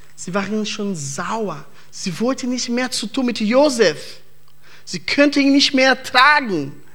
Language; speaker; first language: German; non-native, fluent; Portuguese